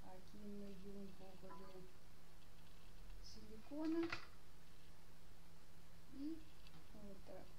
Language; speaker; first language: Spanish; non-native, learner; Russian